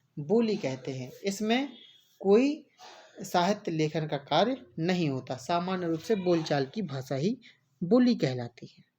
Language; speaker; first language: Hindi; native; Hindi